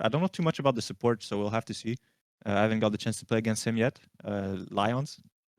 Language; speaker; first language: English; native; English